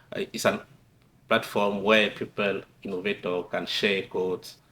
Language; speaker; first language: English; non-native, local second language; French